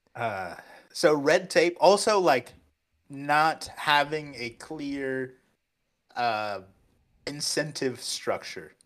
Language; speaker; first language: English; native; English